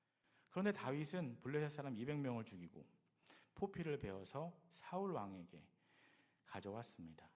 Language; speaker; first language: Korean; native; Korean